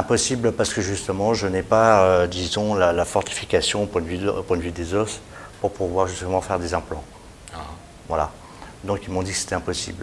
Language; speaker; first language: French; native; French